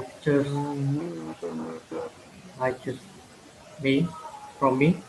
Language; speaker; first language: English; non-native, learner; Malay